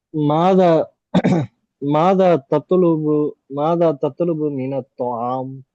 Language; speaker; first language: Arabic; non-native, learner; Tamil